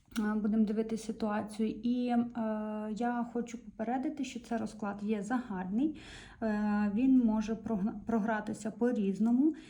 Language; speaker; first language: Ukrainian; non-native, local second language; Russian